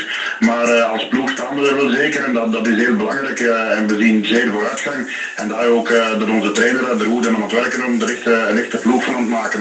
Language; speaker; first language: Dutch; native; Dutch